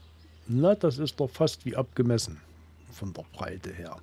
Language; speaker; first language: German; native; German